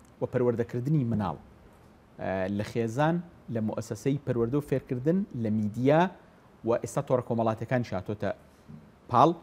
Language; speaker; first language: Central Kurdish; native; Central Kurdish